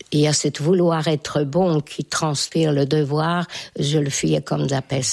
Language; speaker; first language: French; non-native, fluent; Hungarian